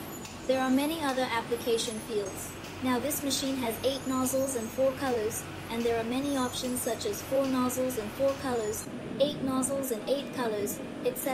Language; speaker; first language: English; non-native, fluent; Chinese